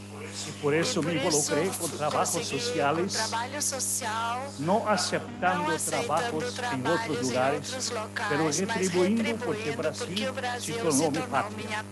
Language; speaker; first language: Portuguese; early bilingual, other home language; German